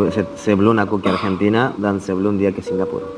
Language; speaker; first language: Indonesian; non-native, fluent; Spanish